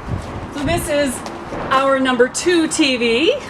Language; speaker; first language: English; native; English